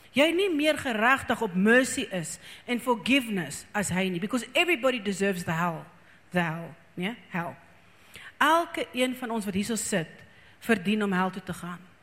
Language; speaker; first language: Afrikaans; native; Afrikaans